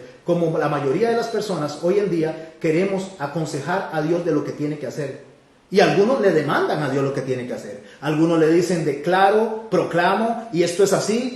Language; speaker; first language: Spanish; native; Spanish